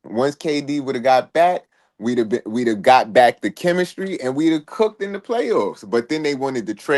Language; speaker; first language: English; native; English